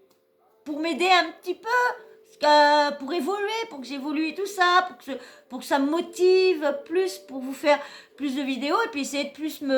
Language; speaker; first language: French; native; French